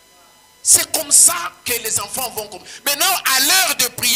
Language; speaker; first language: French; non-native, local second language; Swahili